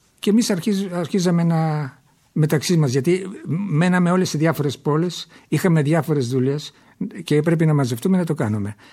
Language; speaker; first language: Greek; early bilingual, heritage; Greek